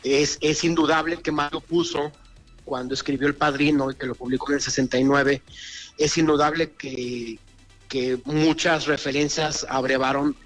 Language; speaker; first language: Spanish; native; Spanish